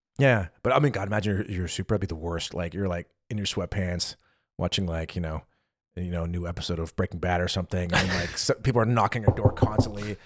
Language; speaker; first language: English; native; English